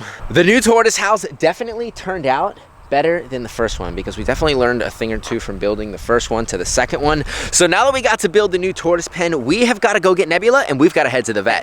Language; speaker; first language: English; native; English